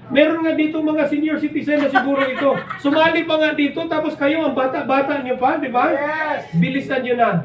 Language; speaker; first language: Filipino; non-native, local second language; Cebuano